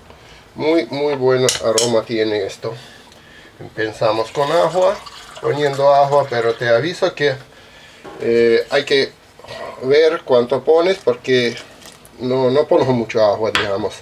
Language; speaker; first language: Spanish; non-native, learner; Russian